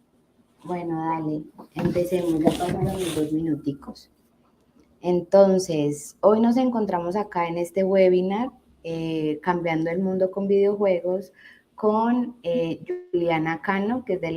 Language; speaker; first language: Spanish; native; Spanish